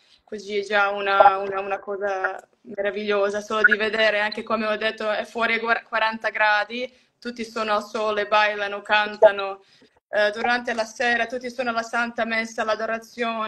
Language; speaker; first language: Italian; non-native, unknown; Croatian